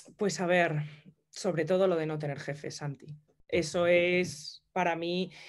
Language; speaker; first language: Spanish; native; Spanish